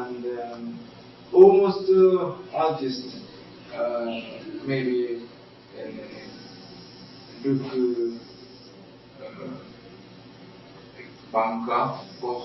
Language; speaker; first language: English; non-native, learner; Japanese